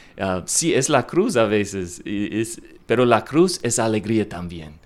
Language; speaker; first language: Spanish; non-native, learner; English